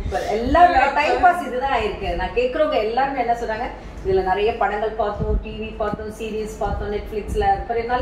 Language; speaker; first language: Tamil; native; Tamil